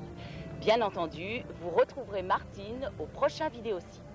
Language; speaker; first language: French; native; French